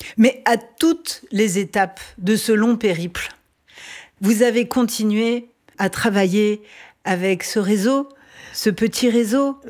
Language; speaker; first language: French; native; French